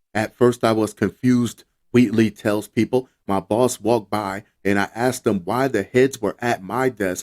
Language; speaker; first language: English; native; English